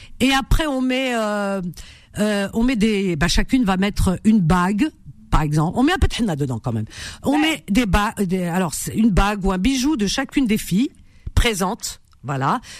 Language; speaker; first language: French; early bilingual, other home language; Arabic